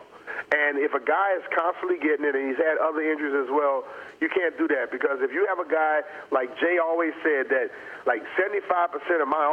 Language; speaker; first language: English; native; English